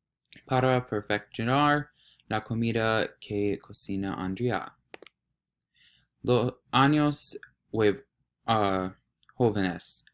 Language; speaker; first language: Spanish; non-native, learner; English